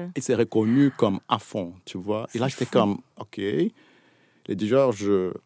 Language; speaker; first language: French; non-native, fluent; Portuguese